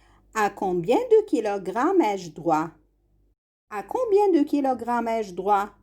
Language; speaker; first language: French; non-native, fluent; Arabic